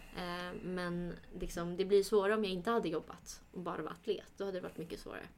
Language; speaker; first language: Swedish; early bilingual, other home language; Kurdish